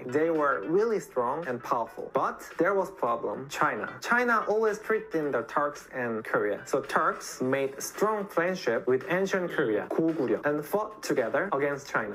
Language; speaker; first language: English; non-native, fluent; Korean